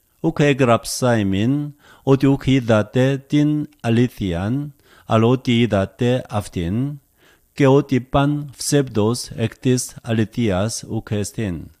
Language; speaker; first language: Greek; non-native, learner; Korean